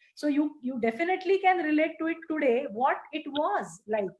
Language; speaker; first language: English; non-native, local second language; Marathi